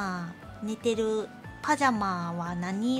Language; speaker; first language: Japanese; native; Japanese